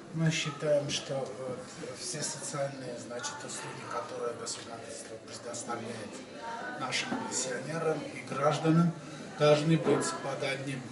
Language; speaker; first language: Russian; non-native, local second language; Armenian